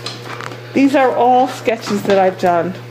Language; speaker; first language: English; native; English